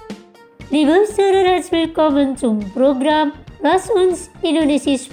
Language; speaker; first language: German; non-native, fluent; Indonesian